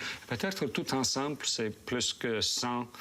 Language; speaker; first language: French; non-native, fluent; English